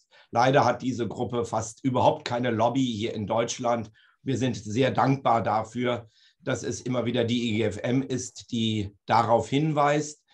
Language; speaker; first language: German; native; German